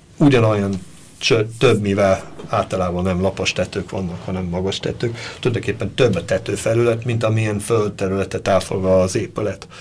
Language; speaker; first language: Hungarian; early bilingual, heritage; Hungarian